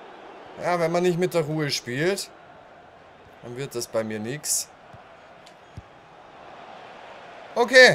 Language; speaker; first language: German; native; German